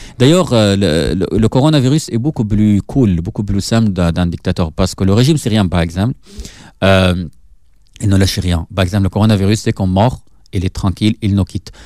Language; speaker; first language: French; non-native, fluent; Arabic